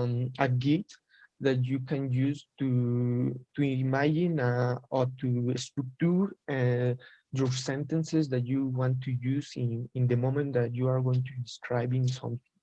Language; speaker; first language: English; non-native, learner; Spanish